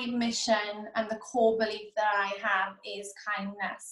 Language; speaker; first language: English; native; English